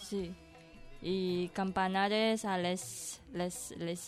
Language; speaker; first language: Catalan; non-native, learner; Indonesian